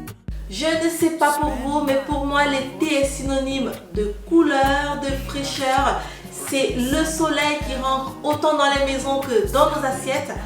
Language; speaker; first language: French; native; French